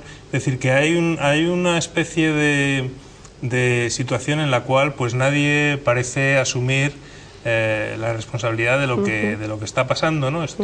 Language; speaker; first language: Spanish; native; Spanish